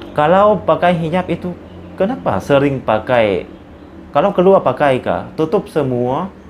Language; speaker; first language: Indonesian; non-native, learner; Lao